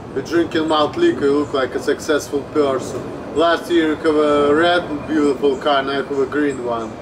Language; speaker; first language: English; non-native, fluent; Russian